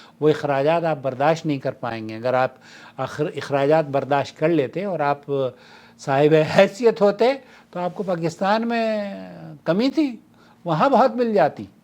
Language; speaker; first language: Urdu; native; Urdu